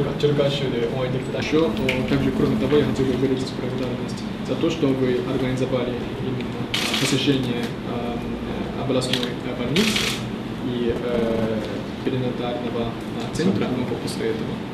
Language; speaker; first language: Russian; non-native, fluent; Japanese